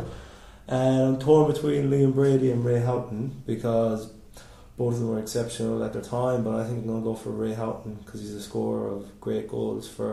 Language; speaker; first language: English; native; English